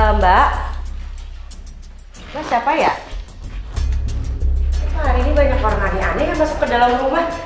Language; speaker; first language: Indonesian; native; Indonesian